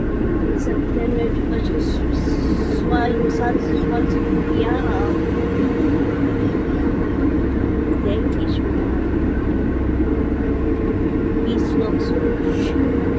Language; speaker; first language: German; non-native, learner; Filipino